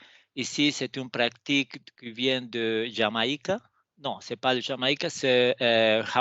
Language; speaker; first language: French; non-native, fluent; Spanish